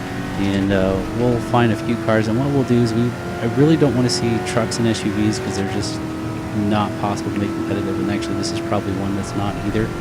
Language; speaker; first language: English; native; English